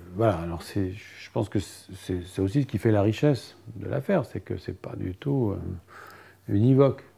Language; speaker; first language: French; native; French